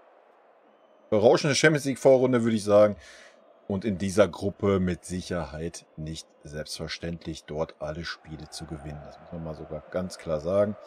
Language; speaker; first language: German; native; German